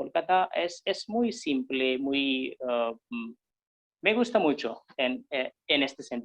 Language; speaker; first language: Spanish; non-native, fluent; Hindi